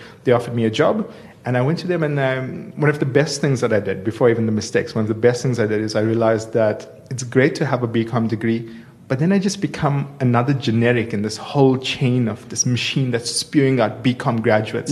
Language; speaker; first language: English; native; English